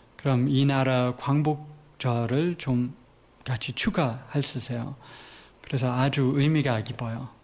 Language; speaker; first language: Korean; non-native, fluent; English